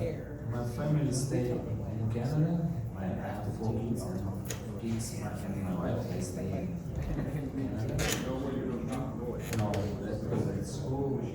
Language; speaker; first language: English; non-native, learner; Russian